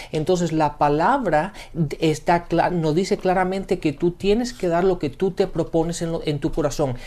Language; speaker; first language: Spanish; early bilingual, heritage; Spanish